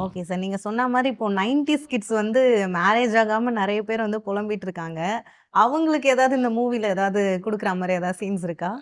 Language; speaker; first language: Tamil; native; Tamil